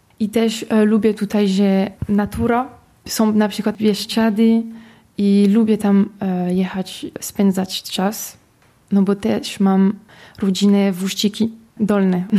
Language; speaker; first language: Polish; early bilingual, heritage; Polish